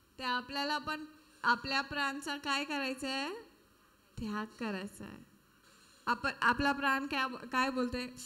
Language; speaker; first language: Marathi; non-native, local second language; Hindi